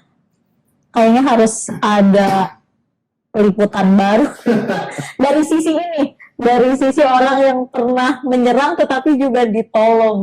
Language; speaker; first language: Indonesian; native; Indonesian